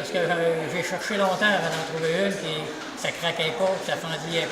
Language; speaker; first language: French; native; French